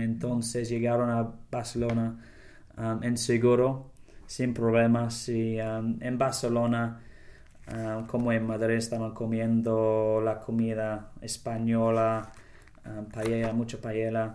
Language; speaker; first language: Spanish; non-native, learner; English